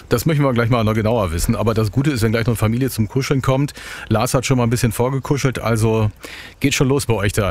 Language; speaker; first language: German; native; German